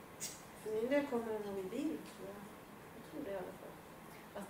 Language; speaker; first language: Swedish; native; Swedish